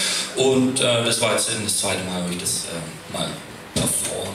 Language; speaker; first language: German; native; German